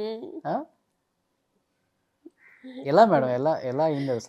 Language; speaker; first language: Telugu; native; Telugu